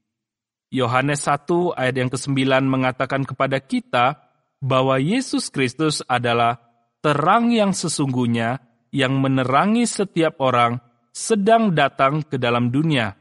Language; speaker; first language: Indonesian; native; Indonesian